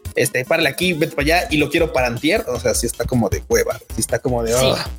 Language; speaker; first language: Spanish; native; Spanish